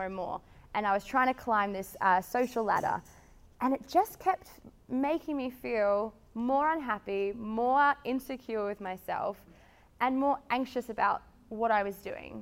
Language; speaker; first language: English; native; English